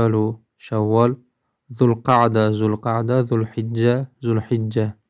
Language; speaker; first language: Arabic; non-native, fluent; Uzbek